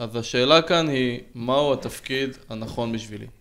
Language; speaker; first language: Hebrew; native; Hebrew